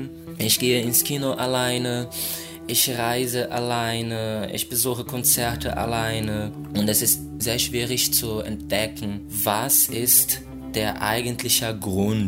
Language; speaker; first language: German; non-native, fluent; Portuguese